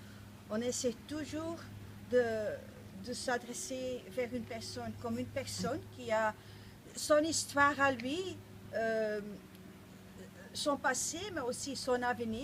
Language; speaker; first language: French; non-native, local second language; Dutch